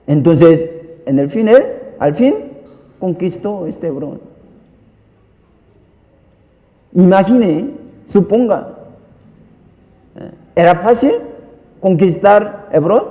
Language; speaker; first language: Spanish; non-native, learner; Korean